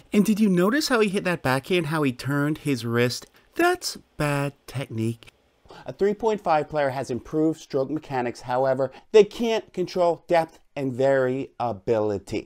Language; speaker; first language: English; native; English